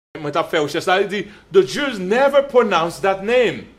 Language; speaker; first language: English; non-native, fluent; Haitian Creole